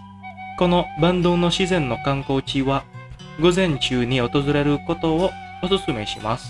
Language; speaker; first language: Japanese; non-native, fluent; Indonesian